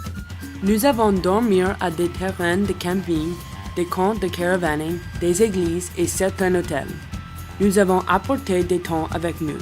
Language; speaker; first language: French; non-native, learner; English